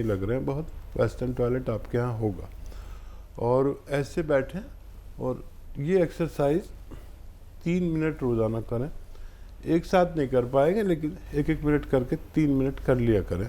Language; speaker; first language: Hindi; native; Hindi